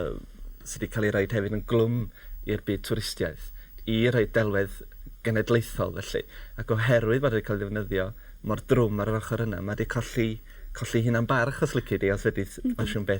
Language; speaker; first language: Welsh; native; Welsh